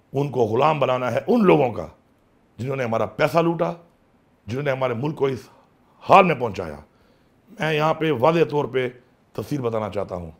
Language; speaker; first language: Urdu; non-native, local second language; Pashto